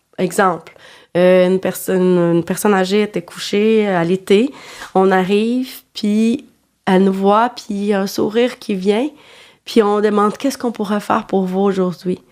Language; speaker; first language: French; non-native, fluent; Portuguese